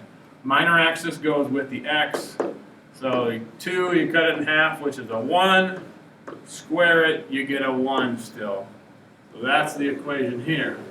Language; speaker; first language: English; native; English